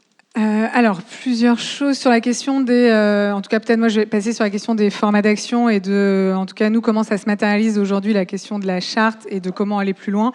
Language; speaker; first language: French; native; French